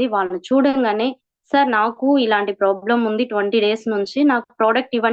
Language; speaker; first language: Telugu; native; Telugu